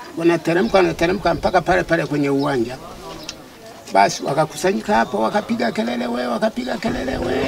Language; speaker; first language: Swahili; non-native, local second language; Sukuma